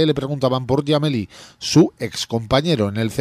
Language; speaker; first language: Spanish; native; Spanish